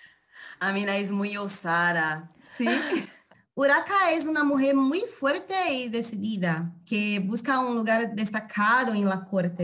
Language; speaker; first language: Spanish; non-native, fluent; Portuguese